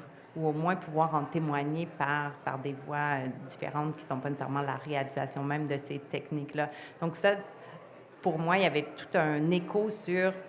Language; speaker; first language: French; native; French